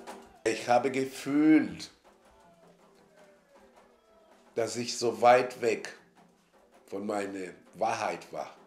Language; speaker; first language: German; non-native, fluent; Portuguese